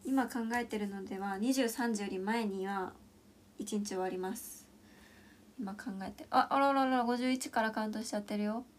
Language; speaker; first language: Japanese; native; Japanese